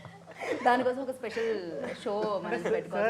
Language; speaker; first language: Telugu; native; Telugu